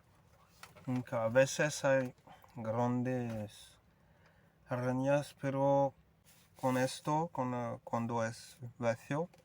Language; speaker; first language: Spanish; non-native, learner; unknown